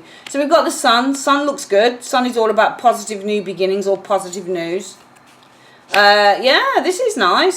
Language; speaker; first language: English; native; English